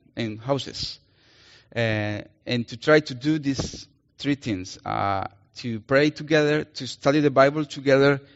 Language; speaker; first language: English; non-native, fluent; Spanish